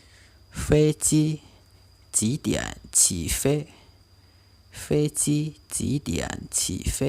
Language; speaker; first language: Chinese; non-native, learner; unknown